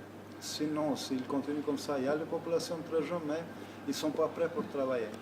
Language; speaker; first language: French; non-native, learner; Albanian